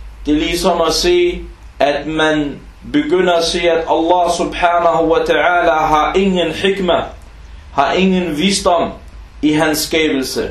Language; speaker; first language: Danish; non-native, fluent; Arabic